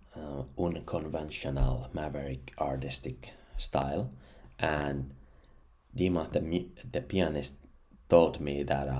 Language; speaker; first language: English; non-native, fluent; Finnish